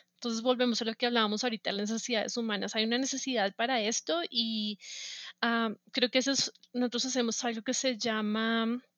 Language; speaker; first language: Spanish; native; Spanish